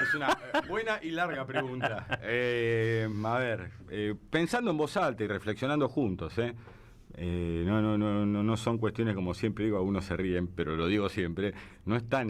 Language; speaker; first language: Spanish; native; Spanish